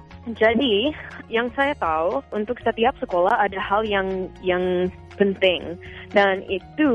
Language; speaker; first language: Indonesian; non-native, fluent; English